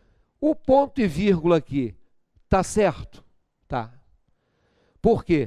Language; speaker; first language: Portuguese; native; Portuguese